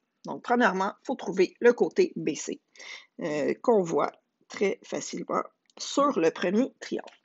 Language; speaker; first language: French; native; French